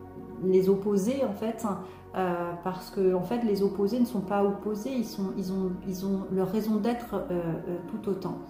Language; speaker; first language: French; native; French